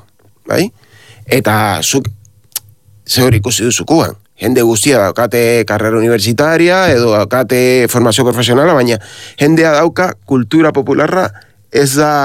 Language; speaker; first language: Basque; non-native, learner; Spanish